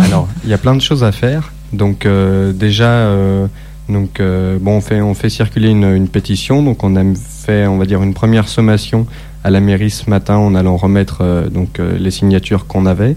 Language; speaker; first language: French; native; French